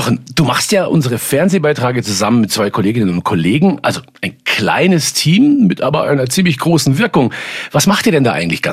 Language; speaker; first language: German; native; German